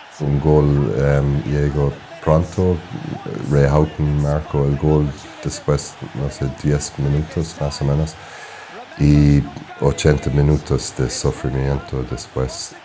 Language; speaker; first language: Spanish; non-native, learner; English